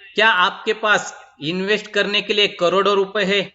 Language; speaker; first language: Hindi; non-native, local second language; Marathi